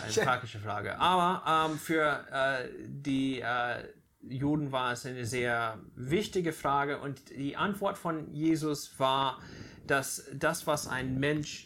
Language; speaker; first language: German; non-native, fluent; English